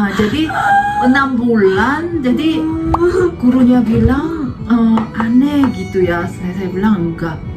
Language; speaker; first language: Indonesian; non-native, fluent; Korean